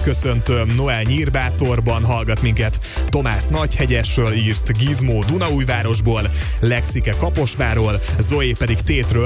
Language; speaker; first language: Hungarian; native; Hungarian